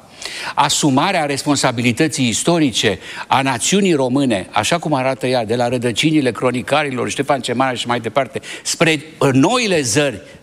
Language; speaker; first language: Romanian; native; Romanian